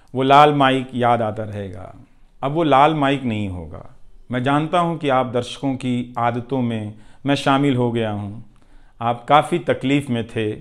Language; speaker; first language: Hindi; non-native, local second language; Bhojpuri